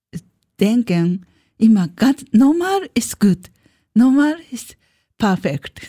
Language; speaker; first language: German; non-native, learner; Japanese